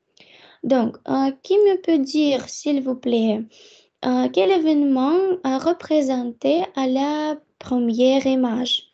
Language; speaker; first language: French; non-native, fluent; Russian